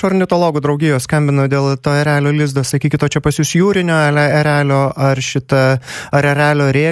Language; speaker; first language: Lithuanian; native; Lithuanian